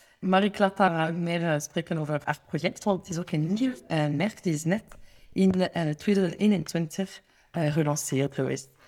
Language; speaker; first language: Dutch; non-native, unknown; French